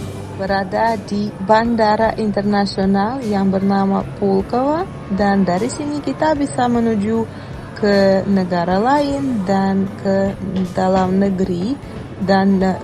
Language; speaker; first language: Indonesian; non-native, fluent; Russian